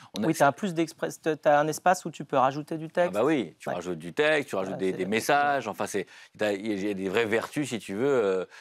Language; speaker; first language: French; native; French